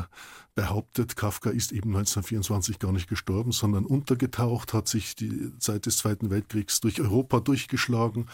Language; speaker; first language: German; native; German